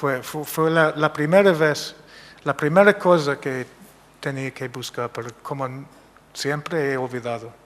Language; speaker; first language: Spanish; non-native, fluent; English